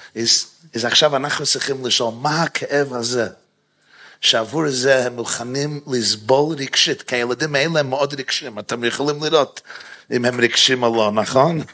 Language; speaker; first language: Hebrew; non-native, fluent; English